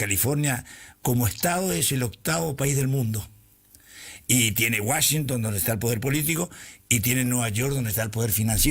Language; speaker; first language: Spanish; native; Spanish